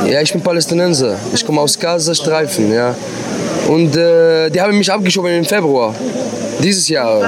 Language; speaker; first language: German; non-native, learner; Arabic